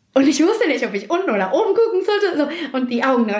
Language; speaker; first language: German; non-native, fluent; Spanish